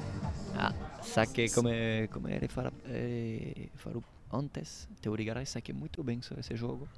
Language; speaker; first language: Portuguese; non-native, learner; Italian